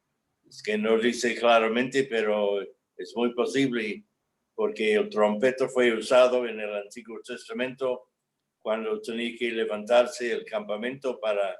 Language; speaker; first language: Spanish; non-native, fluent; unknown